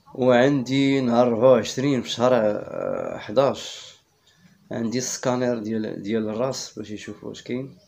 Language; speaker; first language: Arabic; native; Arabic